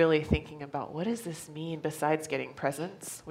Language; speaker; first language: English; native; English